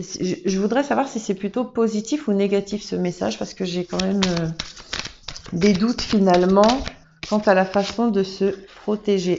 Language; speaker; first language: French; native; French